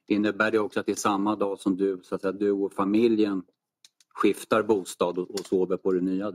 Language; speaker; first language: Swedish; native; Swedish